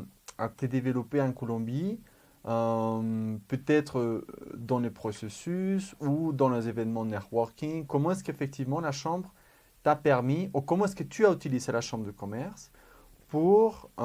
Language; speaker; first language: French; non-native, fluent; Spanish